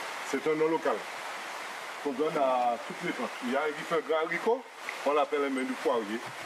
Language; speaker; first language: French; native; French